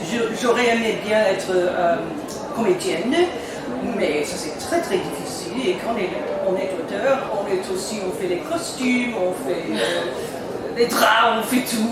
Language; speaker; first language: French; non-native, learner; English